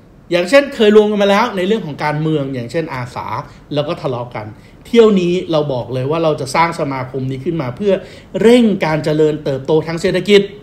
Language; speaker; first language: Thai; native; Thai